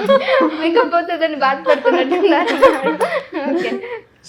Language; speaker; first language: Telugu; native; Telugu